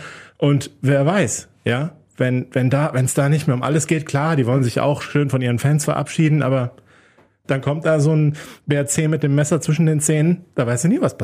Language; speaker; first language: German; native; German